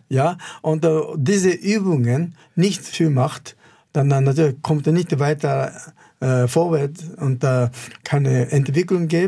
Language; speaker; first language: German; non-native, fluent; Japanese